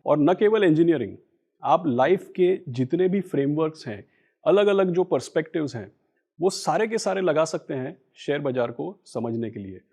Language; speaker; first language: Hindi; non-native, local second language; Gujarati